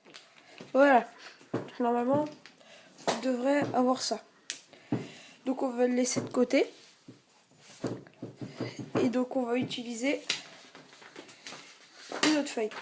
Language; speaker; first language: French; native; French